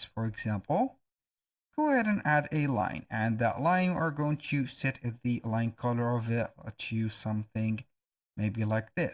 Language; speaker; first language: English; non-native, fluent; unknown